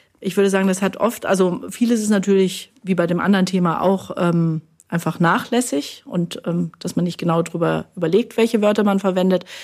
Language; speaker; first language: German; native; German